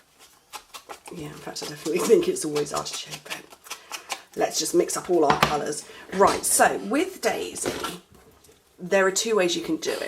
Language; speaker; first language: English; native; English